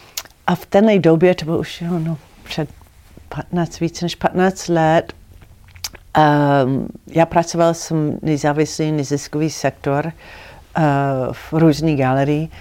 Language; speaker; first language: Czech; non-native, fluent; English